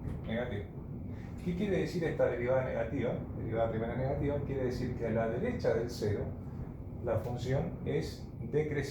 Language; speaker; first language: Spanish; native; Spanish